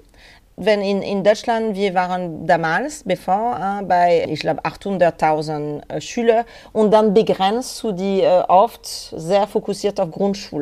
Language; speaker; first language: German; non-native, fluent; French